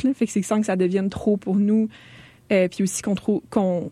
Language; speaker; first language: French; native; French